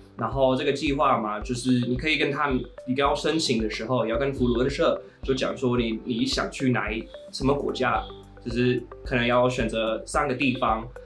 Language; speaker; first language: Chinese; non-native, fluent; English